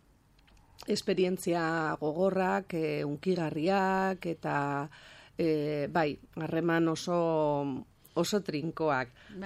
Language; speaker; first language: Basque; non-native, local second language; Spanish